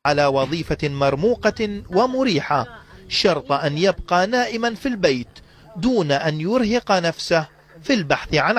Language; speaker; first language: Arabic; native; Arabic